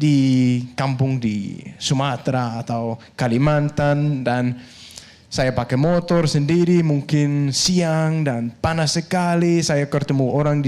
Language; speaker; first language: Indonesian; non-native, learner; Danish